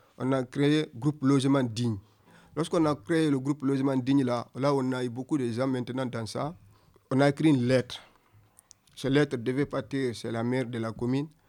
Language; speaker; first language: French; non-native, local second language; Fula